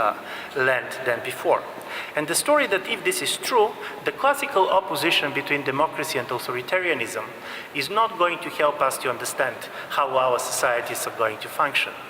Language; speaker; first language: English; non-native, fluent; Bulgarian